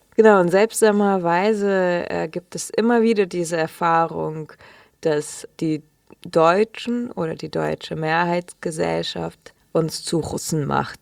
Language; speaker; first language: German; early bilingual, other home language; Russian